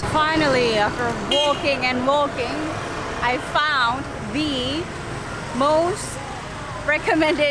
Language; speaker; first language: English; non-native, fluent; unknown